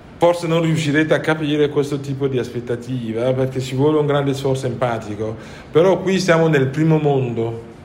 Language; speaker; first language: Italian; non-native, fluent; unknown